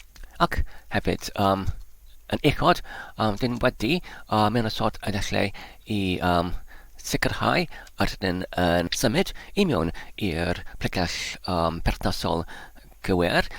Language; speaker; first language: Welsh; non-native, learner; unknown